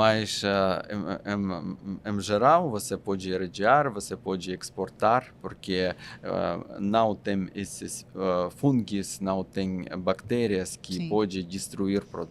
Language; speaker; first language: Portuguese; non-native, fluent; Russian